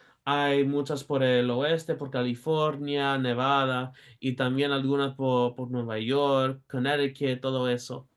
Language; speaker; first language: Spanish; early bilingual, heritage; Spanish